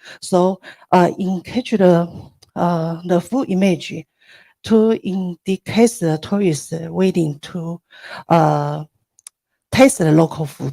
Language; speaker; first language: English; non-native, learner; Chinese